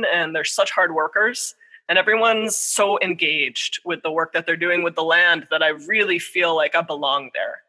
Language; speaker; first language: English; native; English